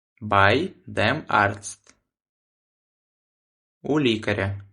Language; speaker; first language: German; non-native, fluent; Ukrainian